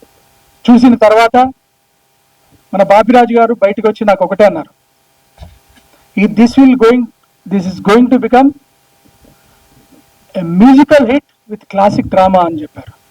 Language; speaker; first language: Telugu; native; Telugu